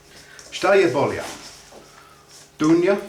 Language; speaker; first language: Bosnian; non-native, learner; English